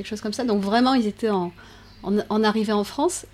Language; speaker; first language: French; native; French